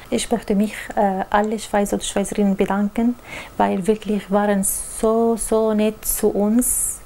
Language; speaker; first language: German; non-native, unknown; Arabic